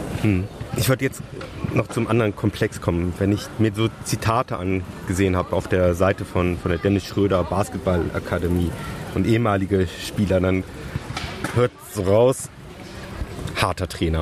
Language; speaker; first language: German; native; German